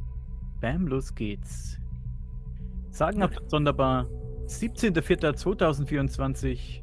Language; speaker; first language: German; native; German